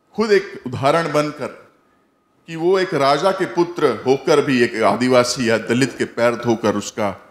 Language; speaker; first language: Hindi; native; Hindi